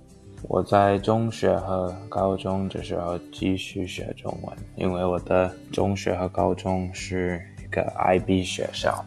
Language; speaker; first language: Chinese; non-native, fluent; English